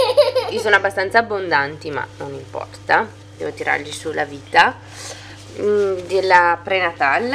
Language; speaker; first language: Italian; native; Italian